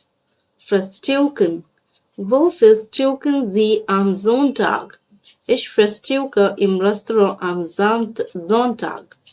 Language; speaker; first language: German; non-native, fluent; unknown